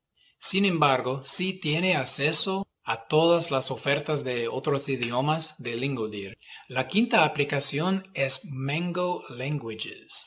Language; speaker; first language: Spanish; non-native, fluent; English